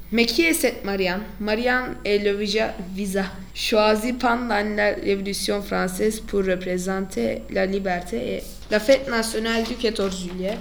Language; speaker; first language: French; non-native, learner; Turkish